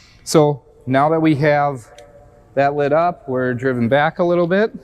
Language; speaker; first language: English; native; English